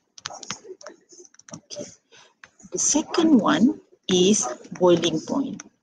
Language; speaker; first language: English; non-native, local second language; Malay